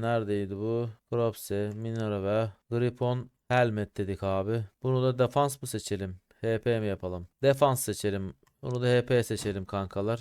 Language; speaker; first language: Turkish; native; Turkish